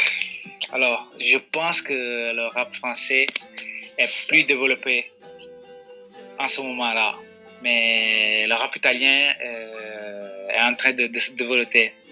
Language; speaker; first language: French; non-native, fluent; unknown